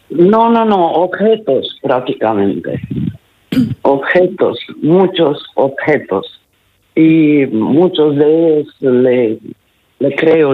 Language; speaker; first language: Spanish; non-native, learner; Italian